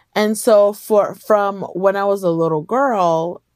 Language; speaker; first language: English; early bilingual, other home language; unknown